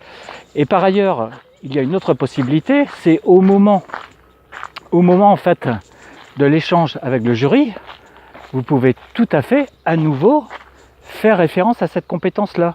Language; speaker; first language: French; native; French